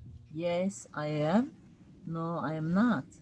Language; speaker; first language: English; non-native, learner; Turkish